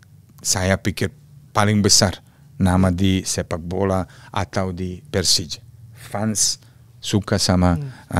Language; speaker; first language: Indonesian; non-native, fluent; Serbian